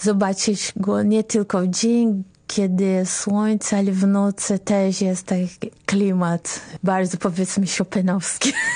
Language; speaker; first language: Polish; non-native, fluent; Portuguese